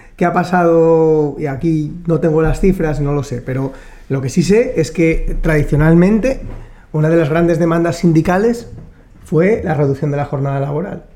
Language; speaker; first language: Spanish; native; Spanish